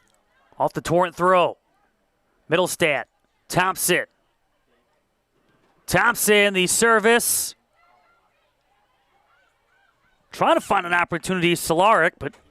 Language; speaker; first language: English; native; English